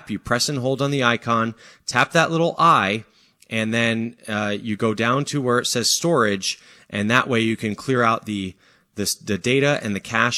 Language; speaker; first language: English; native; English